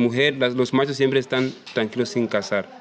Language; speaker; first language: Spanish; non-native, learner; Masai